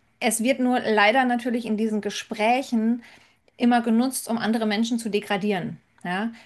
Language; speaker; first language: German; native; German